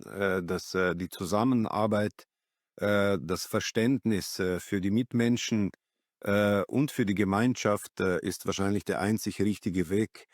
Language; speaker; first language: German; non-native, fluent; Slovenian